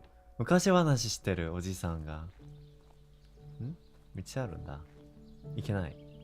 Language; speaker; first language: Japanese; non-native, fluent; Korean